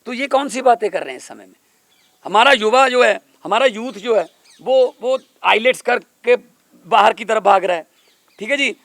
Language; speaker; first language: Hindi; non-native, local second language; Punjabi